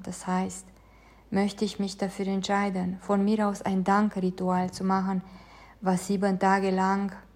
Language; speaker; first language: German; non-native, fluent; Romanian